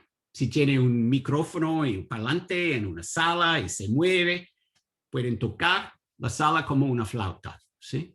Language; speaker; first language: Spanish; non-native, learner; English